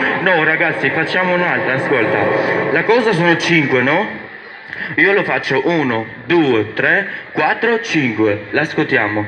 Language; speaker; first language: Italian; non-native, learner; Albanian